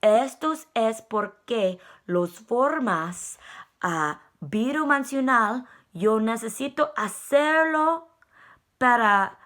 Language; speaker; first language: Spanish; non-native, learner; English